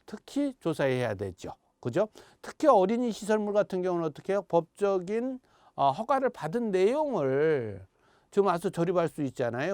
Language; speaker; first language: Korean; native; Korean